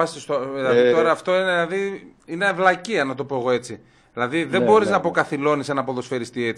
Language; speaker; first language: Greek; native; Greek